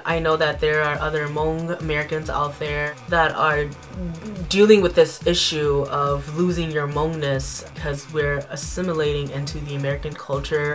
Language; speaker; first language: English; early bilingual, other home language; Hmong